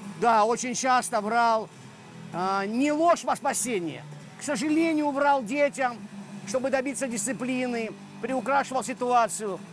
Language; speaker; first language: Russian; non-native, local second language; Georgian